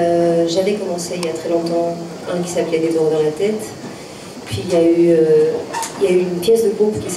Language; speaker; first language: French; native; French